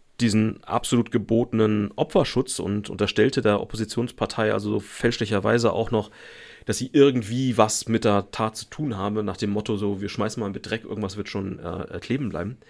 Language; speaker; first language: German; native; German